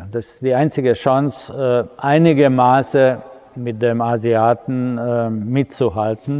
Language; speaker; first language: German; non-native, fluent; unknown